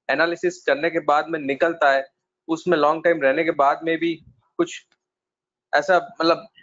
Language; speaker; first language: Hindi; non-native, local second language; Gujarati